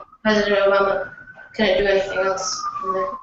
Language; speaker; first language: English; early bilingual, other home language; Spanish